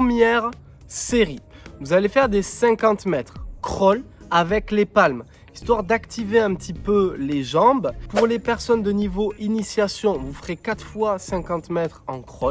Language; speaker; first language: French; native; French